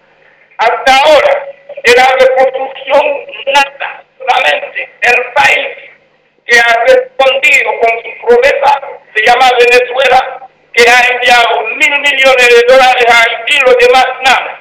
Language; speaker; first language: Spanish; non-native, fluent; Haitian Creole